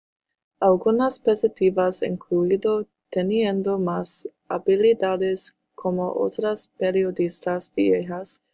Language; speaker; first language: Spanish; non-native, learner; English